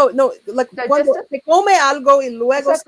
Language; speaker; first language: Spanish; non-native, learner; English